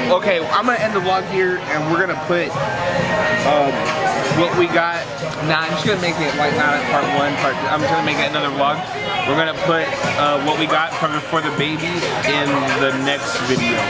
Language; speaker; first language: English; native; English